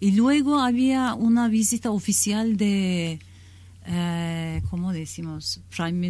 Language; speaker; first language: Spanish; non-native, learner; Kurdish